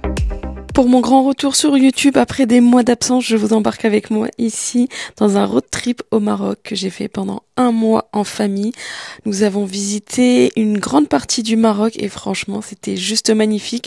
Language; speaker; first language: French; early bilingual, other home language; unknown